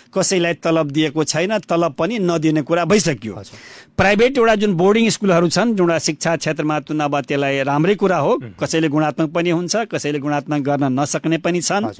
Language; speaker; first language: Nepali; non-native, local second language; Bhojpuri